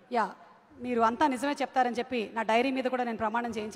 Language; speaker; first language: Telugu; native; Telugu